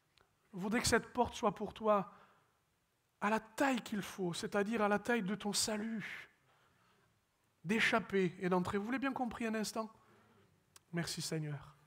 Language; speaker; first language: French; native; French